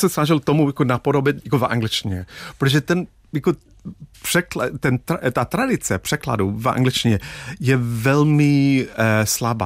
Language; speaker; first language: Czech; non-native, fluent; English